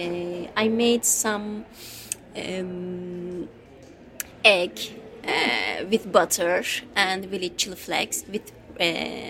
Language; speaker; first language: English; non-native, learner; Turkish